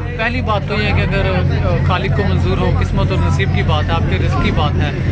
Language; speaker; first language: Urdu; native; Urdu